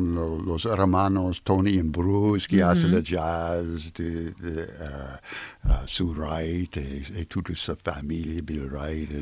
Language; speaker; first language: Spanish; non-native, learner; French